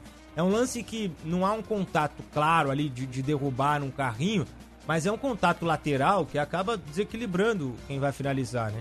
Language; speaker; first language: Portuguese; native; Portuguese